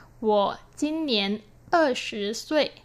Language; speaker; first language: Chinese; non-native, fluent; Vietnamese